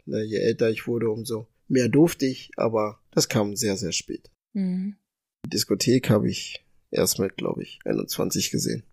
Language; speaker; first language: German; early bilingual, other home language; Ga